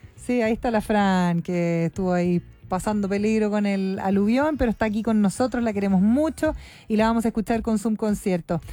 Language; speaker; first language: Spanish; native; Spanish